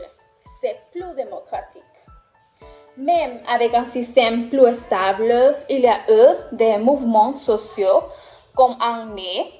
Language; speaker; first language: French; non-native, learner; Spanish